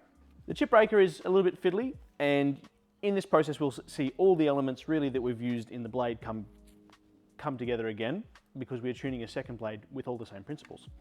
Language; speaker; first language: English; native; English